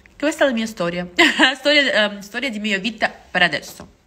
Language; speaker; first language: Italian; non-native, learner; Russian